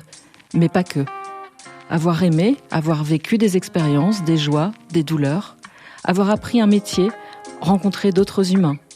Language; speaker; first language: French; native; French